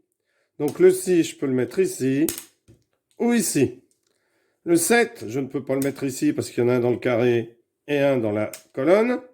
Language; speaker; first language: French; native; French